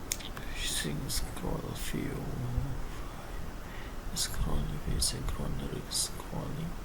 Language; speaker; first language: English; non-native, learner; Indonesian